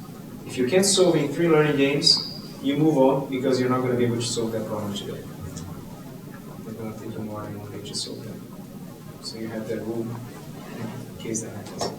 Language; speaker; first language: English; non-native, fluent; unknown